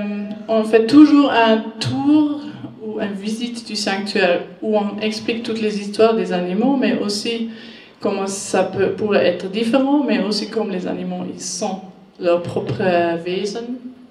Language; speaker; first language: French; non-native, learner; German